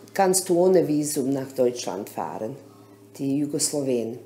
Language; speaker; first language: German; non-native, learner; Bosnian